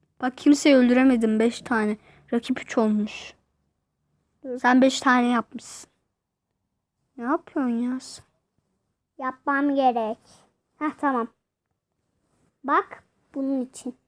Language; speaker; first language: Turkish; native; Turkish